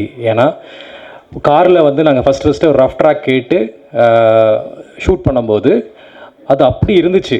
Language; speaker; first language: Tamil; native; Tamil